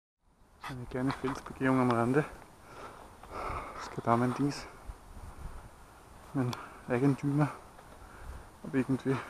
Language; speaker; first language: German; native; German